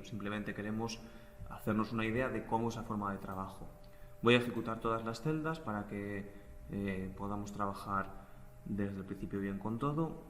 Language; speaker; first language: Spanish; native; Spanish